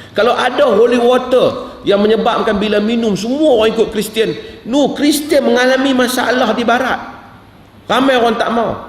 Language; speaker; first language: Malay; native; Malay